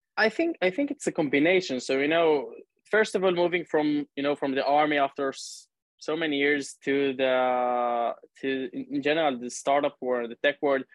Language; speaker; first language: English; non-native, fluent; Hebrew